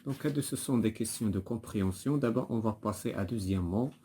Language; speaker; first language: French; non-native, local second language; Arabic